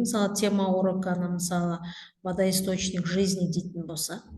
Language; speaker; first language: Russian; non-native, local second language; Kazakh